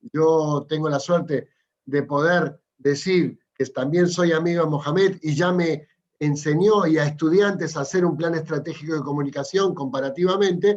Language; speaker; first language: Spanish; native; Spanish